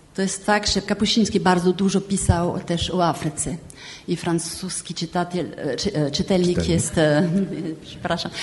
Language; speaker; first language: Polish; non-native, fluent; French